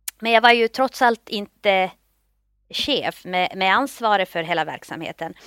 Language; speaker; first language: Swedish; native; Swedish